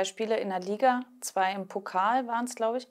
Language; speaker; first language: German; native; German